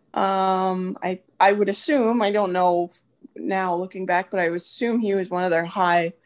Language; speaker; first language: English; native; English